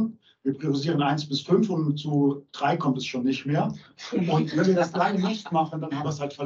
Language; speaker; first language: German; native; German